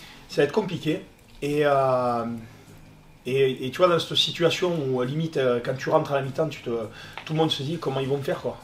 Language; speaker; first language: French; native; French